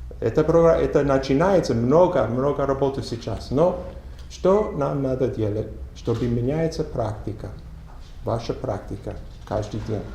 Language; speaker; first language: Russian; non-native, learner; English